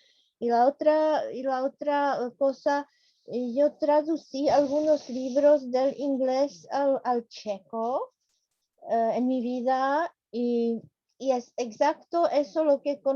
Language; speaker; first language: Spanish; non-native, fluent; Czech